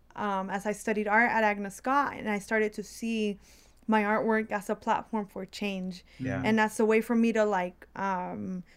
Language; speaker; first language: English; early bilingual, other home language; Spanish